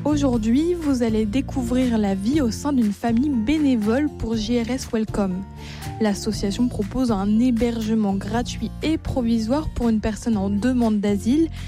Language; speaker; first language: French; native; French